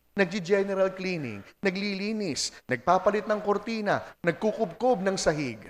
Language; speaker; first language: Filipino; native; Filipino